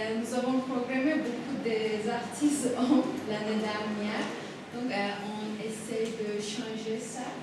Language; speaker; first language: French; non-native, fluent; Turkish